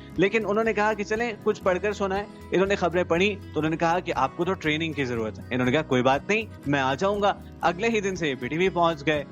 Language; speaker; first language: Urdu; non-native, local second language; Punjabi